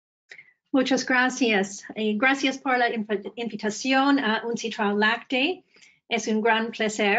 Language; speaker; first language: Spanish; non-native, fluent; English